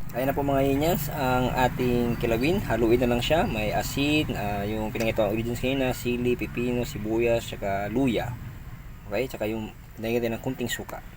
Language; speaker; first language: Filipino; non-native, local second language; Cebuano